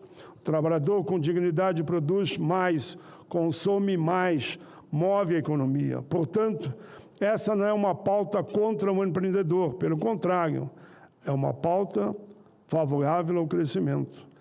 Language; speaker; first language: Portuguese; native; Portuguese